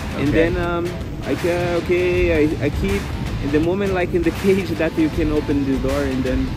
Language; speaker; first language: English; non-native, fluent; Portuguese